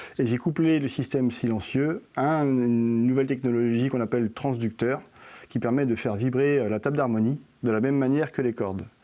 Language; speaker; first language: French; native; French